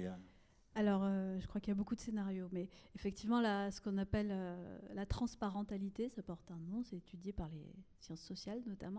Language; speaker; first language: French; native; French